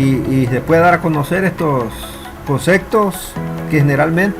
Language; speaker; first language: Spanish; native; Spanish